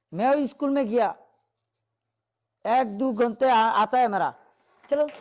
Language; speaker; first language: Hindi; non-native, learner; Bangla